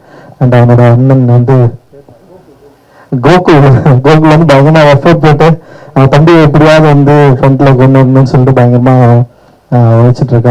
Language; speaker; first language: Tamil; native; Tamil